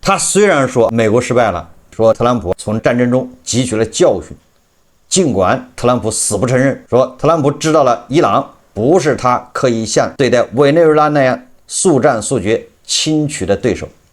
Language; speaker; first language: Chinese; native; Chinese